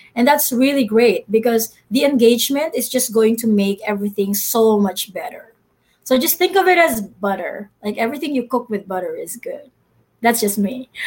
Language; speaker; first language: English; non-native, local second language; Filipino